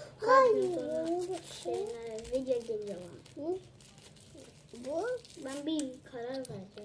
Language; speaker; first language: Turkish; early bilingual, other home language; Persian